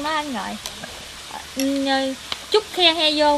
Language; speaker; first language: Vietnamese; native; Vietnamese